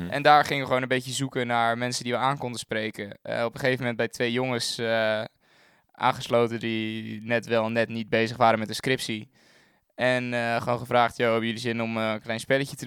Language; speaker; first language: Dutch; native; Dutch